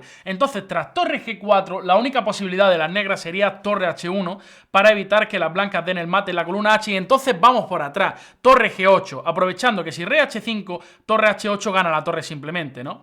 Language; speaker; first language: Spanish; native; Spanish